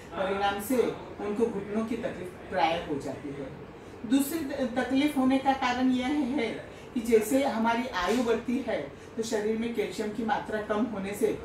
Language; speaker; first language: Hindi; non-native, local second language; Gujarati